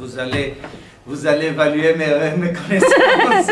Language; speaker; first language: French; non-native, fluent; Greek